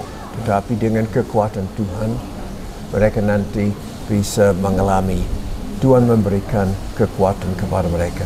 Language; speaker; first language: Indonesian; non-native, fluent; English